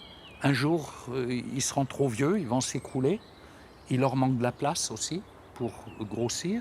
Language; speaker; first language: French; native; French